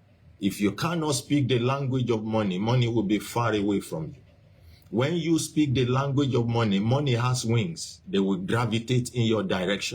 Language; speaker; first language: English; non-native, local second language; Yoruba